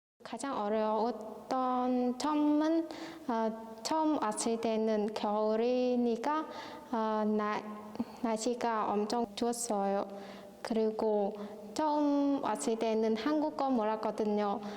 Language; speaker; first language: Korean; non-native, learner; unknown